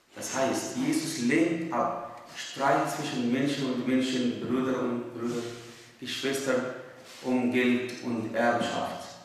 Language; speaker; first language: German; non-native, fluent; Arabic